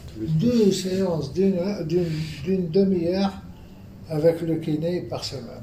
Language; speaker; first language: French; non-native, local second language; Arabic